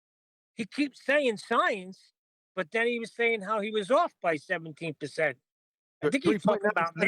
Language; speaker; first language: English; native; English